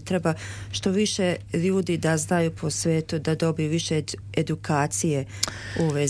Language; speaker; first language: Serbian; early bilingual, heritage; Serbian